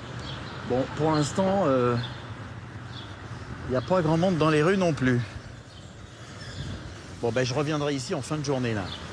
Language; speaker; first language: French; native; French